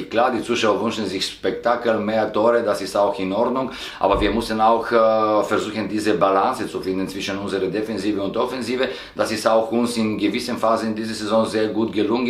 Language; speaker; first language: German; non-native, fluent; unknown